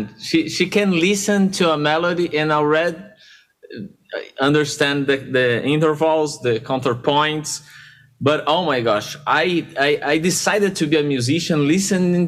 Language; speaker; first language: English; non-native, fluent; Portuguese